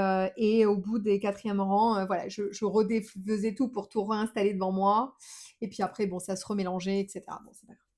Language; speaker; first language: French; native; French